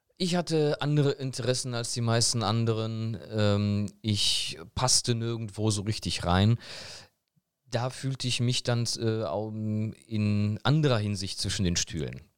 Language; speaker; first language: German; early bilingual, other home language; Polish